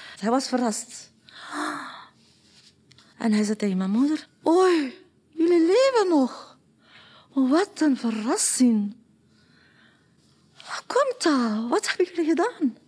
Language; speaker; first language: Dutch; non-native, learner; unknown